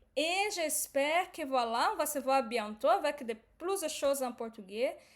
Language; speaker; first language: French; non-native, fluent; Portuguese